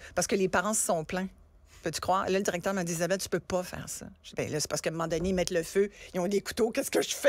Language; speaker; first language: French; early bilingual, other home language; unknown